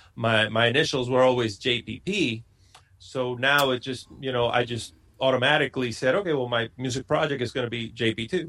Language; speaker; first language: English; non-native, fluent; Spanish